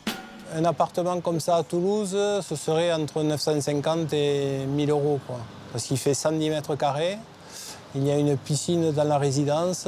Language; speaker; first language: French; native; French